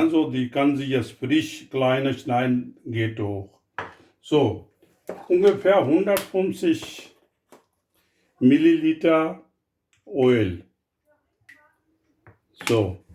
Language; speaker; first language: German; non-native, learner; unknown